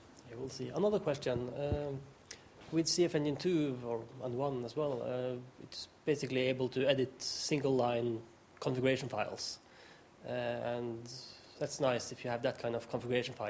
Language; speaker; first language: English; non-native, fluent; Norwegian